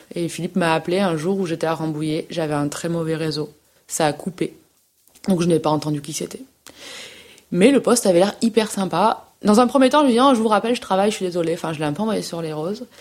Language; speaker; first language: French; native; French